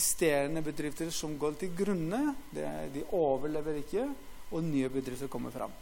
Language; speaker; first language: Norwegian; non-native, fluent; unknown